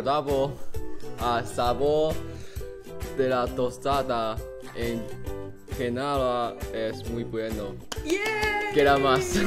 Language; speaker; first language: Spanish; non-native, learner; English